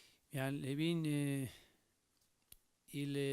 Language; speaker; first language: French; non-native, learner; Spanish